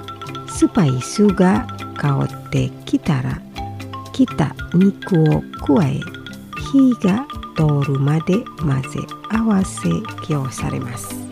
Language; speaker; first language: Japanese; non-native, fluent; Indonesian